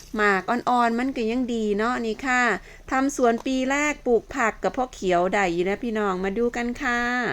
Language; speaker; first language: Thai; native; Thai